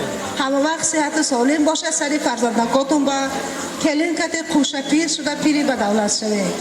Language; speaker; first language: Persian; native; Persian